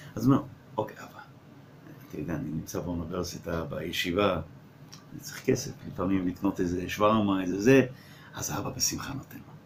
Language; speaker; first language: Hebrew; non-native, fluent; English